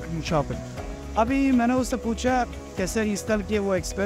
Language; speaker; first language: Hindi; non-native, learner; Turkish